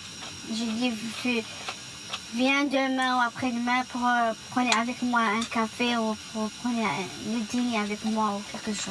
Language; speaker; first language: French; non-native, learner; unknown